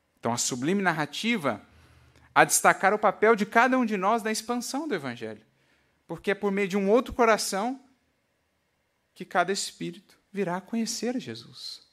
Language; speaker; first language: Portuguese; native; Portuguese